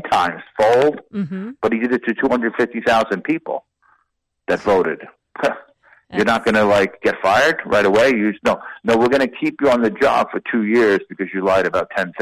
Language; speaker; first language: English; native; English